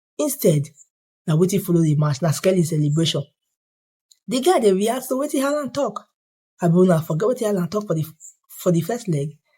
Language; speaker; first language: Nigerian Pidgin; native; Nigerian Pidgin